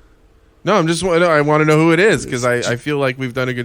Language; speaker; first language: English; native; English